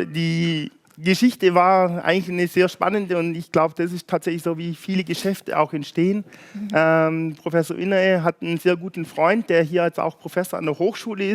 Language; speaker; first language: German; native; German